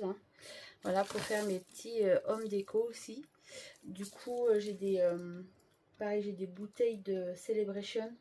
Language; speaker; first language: French; native; French